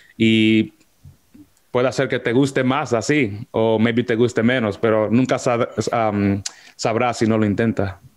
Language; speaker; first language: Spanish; early bilingual, heritage; Spanish